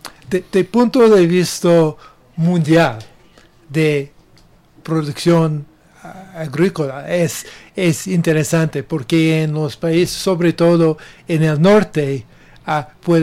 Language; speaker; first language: Spanish; non-native, learner; English